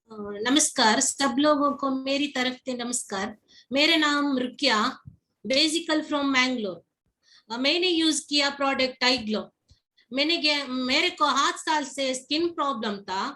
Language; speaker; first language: Hindi; non-native, local second language; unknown